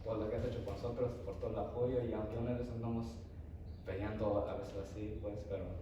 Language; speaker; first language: Spanish; early bilingual, heritage; Spanish